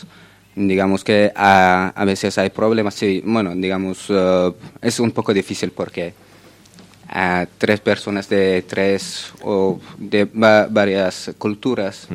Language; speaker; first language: Spanish; non-native, fluent; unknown